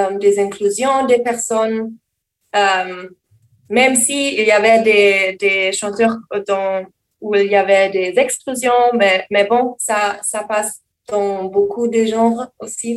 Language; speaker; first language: French; non-native, learner; German